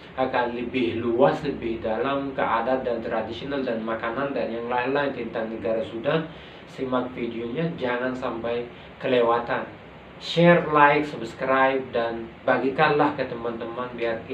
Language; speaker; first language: Indonesian; non-native, local second language; Arabic